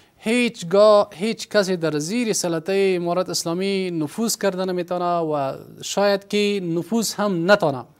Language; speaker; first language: Persian; non-native, local second language; Pashto